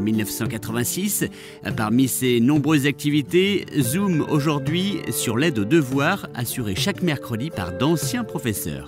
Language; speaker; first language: French; native; French